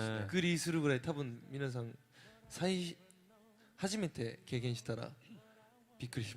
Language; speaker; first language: Japanese; non-native, fluent; Korean